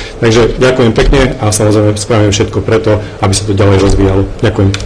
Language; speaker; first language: Slovak; non-native, local second language; Hungarian